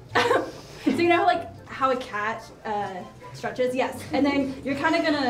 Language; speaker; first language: English; native; English